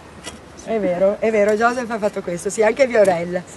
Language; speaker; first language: Italian; native; Italian